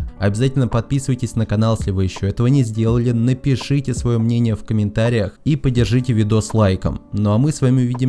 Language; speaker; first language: Russian; native; Russian